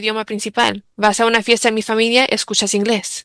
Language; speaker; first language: Spanish; early bilingual, heritage; English